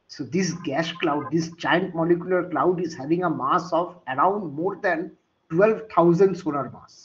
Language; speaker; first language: English; non-native, local second language; Bangla